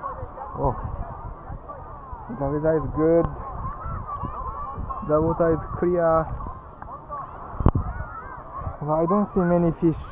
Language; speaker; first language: English; non-native, learner; Japanese